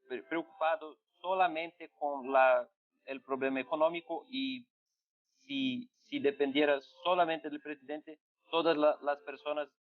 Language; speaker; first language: Spanish; non-native, fluent; Portuguese